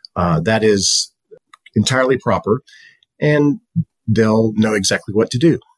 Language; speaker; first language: English; native; English